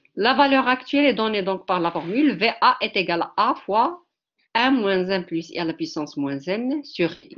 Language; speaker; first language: French; non-native, local second language; Arabic